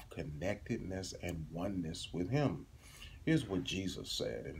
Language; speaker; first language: English; native; English